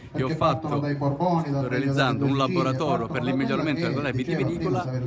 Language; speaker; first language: Italian; native; Italian